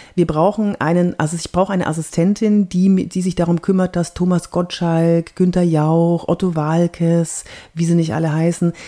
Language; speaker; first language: German; native; German